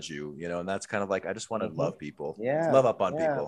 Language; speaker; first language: English; native; English